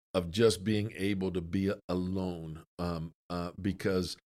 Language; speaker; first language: English; native; English